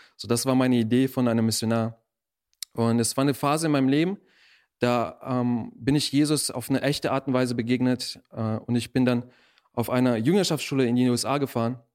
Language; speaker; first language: German; early bilingual, other home language; Russian